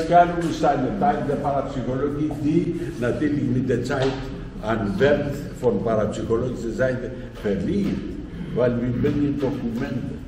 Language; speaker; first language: German; non-native, fluent; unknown